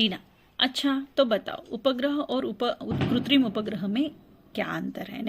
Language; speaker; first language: Hindi; non-native, local second language; Telugu